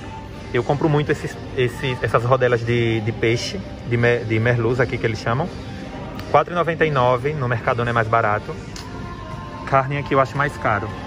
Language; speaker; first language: Portuguese; native; Portuguese